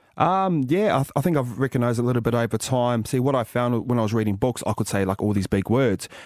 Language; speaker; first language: English; native; English